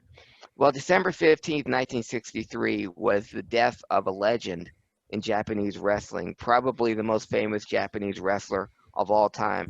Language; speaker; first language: English; native; English